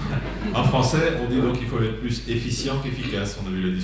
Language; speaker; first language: French; native; French